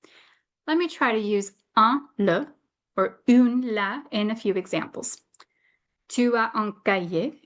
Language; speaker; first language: French; non-native, fluent; English